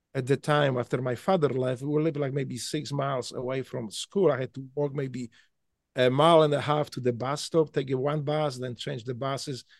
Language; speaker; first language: English; non-native, fluent; Polish